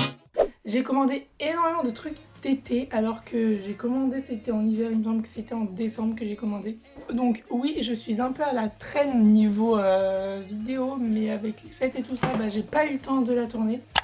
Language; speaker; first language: French; native; French